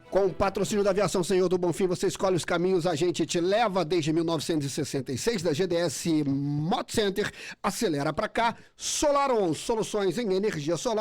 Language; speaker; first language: Portuguese; native; Portuguese